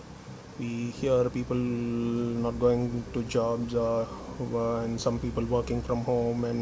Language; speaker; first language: English; non-native, local second language; Tamil